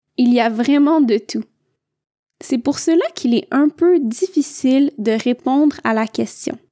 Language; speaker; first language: French; native; French